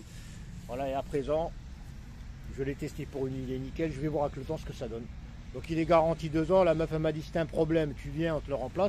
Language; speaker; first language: French; non-native, local second language; Arabic